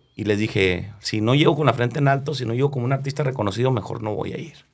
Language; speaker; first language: Spanish; native; Spanish